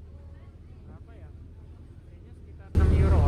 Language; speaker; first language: Indonesian; native; Indonesian